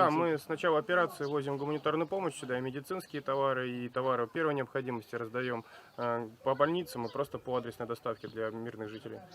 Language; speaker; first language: Russian; native; Russian